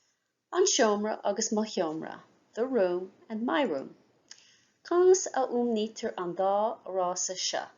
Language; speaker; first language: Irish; non-native, fluent; English